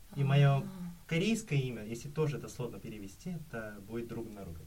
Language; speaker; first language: Russian; early bilingual, other home language; Korean